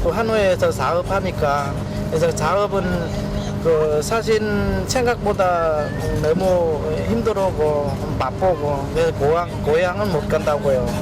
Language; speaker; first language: Korean; non-native, learner; Vietnamese